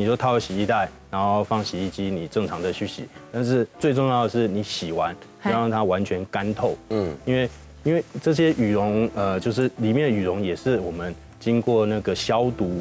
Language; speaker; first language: Chinese; native; Chinese